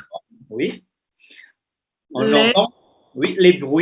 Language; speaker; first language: French; non-native, fluent; Indonesian